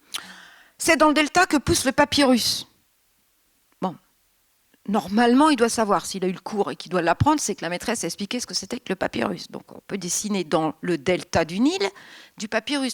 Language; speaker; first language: French; native; French